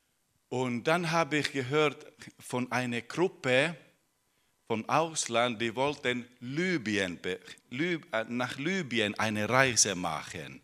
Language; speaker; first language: German; non-native, fluent; Finnish